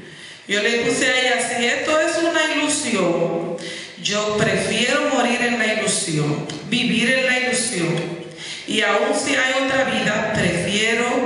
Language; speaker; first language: Spanish; native; Spanish